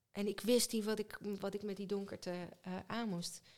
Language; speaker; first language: Dutch; early bilingual, other home language; Hebrew